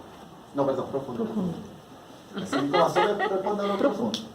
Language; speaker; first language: Spanish; native; Spanish